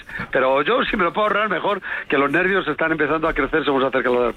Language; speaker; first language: Spanish; native; Spanish